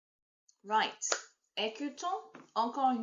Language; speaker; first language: French; non-native, fluent; English